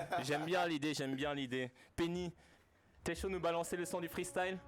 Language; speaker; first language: French; native; French